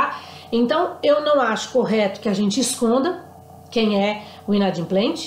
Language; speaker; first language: Portuguese; native; Portuguese